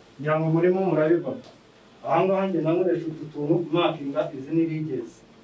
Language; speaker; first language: Kinyarwanda; native; Kinyarwanda